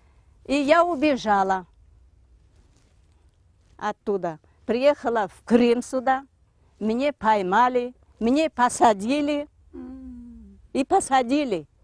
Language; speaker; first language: Russian; non-native, local second language; Crimean Tatar